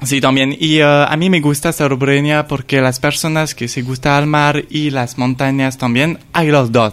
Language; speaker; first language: Spanish; non-native, learner; French